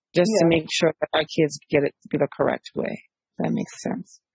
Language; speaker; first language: English; early bilingual, other home language; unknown